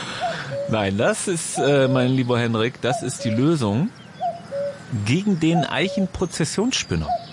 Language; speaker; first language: German; native; German